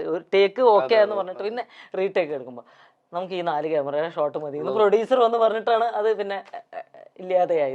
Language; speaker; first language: Malayalam; native; Malayalam